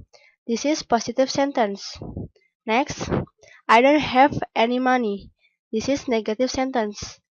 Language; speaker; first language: English; non-native, learner; Indonesian